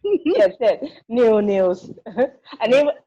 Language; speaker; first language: English; non-native, learner; Thai